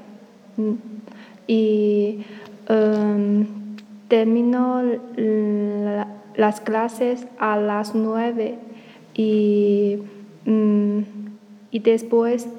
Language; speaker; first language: Spanish; non-native, learner; Chinese